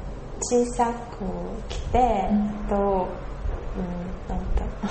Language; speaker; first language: Japanese; non-native, learner; Russian